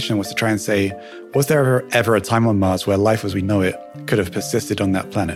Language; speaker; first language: English; native; English